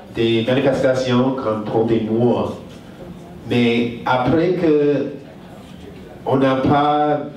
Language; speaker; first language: French; non-native, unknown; English